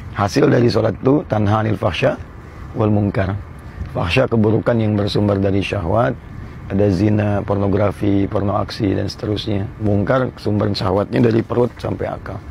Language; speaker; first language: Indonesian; native; Indonesian